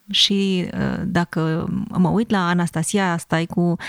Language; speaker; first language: Romanian; native; Romanian